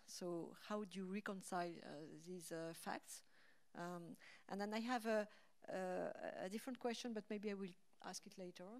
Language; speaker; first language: English; non-native, fluent; French